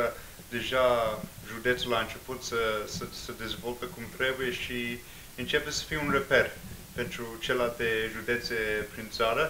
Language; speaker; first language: Romanian; non-native, fluent; English